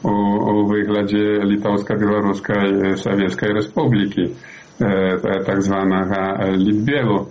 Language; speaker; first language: Polish; non-native, learner; Belarusian